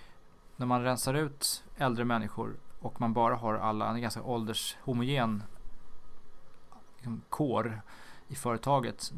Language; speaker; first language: Swedish; native; Swedish